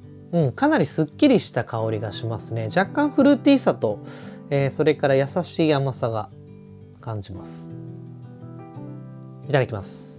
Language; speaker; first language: Japanese; native; Japanese